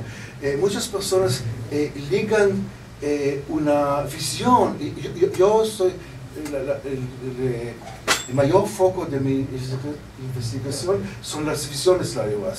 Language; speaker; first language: Spanish; non-native, learner; Hebrew